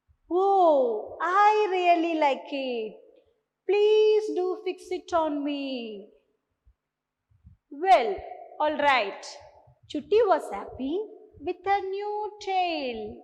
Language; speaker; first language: English; non-native, local second language; Tamil